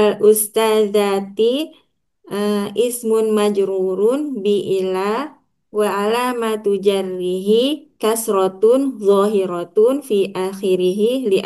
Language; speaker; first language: Arabic; non-native, learner; Indonesian